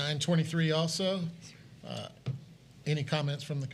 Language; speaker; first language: English; native; English